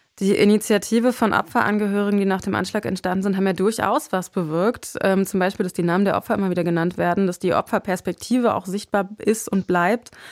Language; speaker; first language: German; native; German